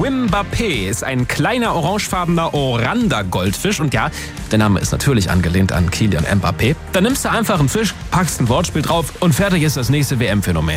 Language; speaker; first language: German; native; German